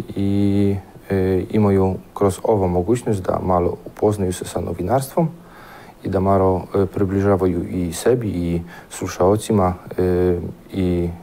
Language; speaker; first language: Serbian; non-native, fluent; Polish